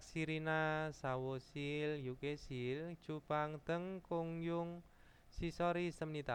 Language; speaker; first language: Korean; non-native, learner; Indonesian